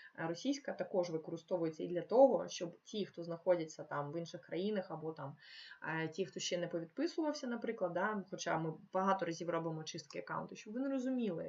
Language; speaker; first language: Ukrainian; non-native, local second language; Russian